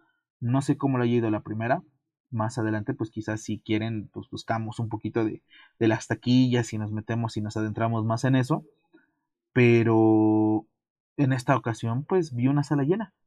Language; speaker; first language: Spanish; native; Spanish